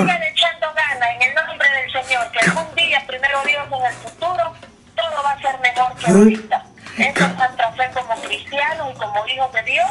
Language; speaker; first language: Spanish; native; Spanish